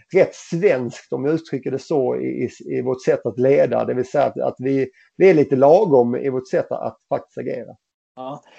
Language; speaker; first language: Swedish; native; Swedish